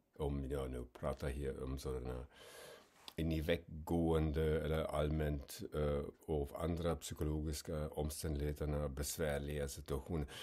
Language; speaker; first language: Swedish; non-native, fluent; German